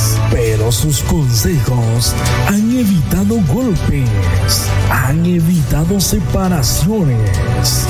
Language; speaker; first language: Spanish; native; Spanish